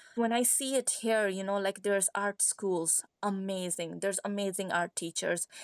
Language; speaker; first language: English; non-native, fluent; Persian